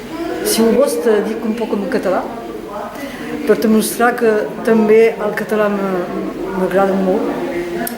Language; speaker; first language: Catalan; non-native, local second language; French